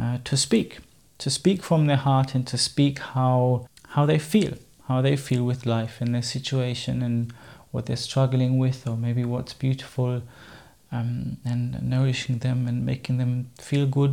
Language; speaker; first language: English; non-native, fluent; German